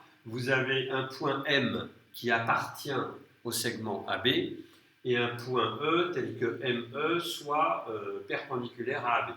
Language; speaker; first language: French; native; French